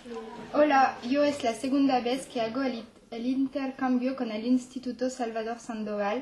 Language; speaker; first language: Spanish; non-native, learner; French